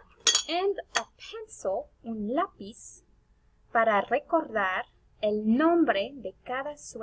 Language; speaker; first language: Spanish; non-native, fluent; English